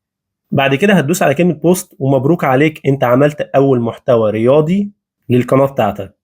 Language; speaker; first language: Arabic; native; Arabic